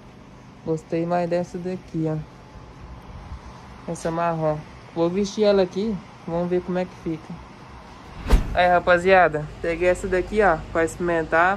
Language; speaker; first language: Portuguese; native; Portuguese